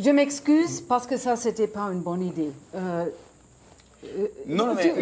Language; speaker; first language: French; non-native, learner; German